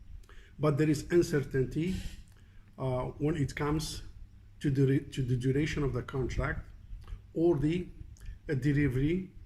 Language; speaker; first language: English; non-native, fluent; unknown